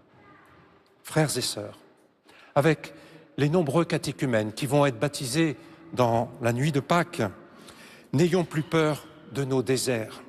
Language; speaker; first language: French; native; French